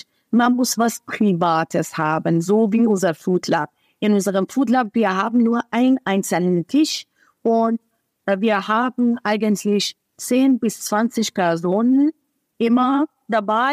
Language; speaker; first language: German; non-native, fluent; Persian